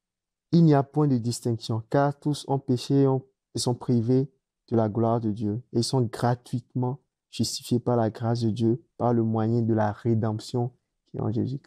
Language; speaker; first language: French; native; French